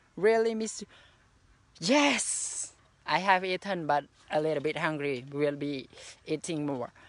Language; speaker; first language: English; non-native, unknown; Khmer